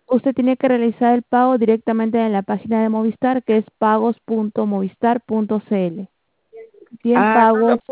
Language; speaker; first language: Spanish; native; Spanish